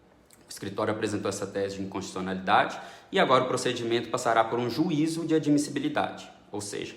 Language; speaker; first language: Portuguese; native; Portuguese